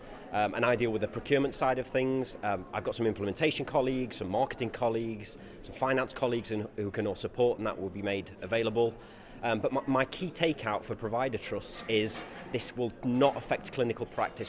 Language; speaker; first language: English; native; English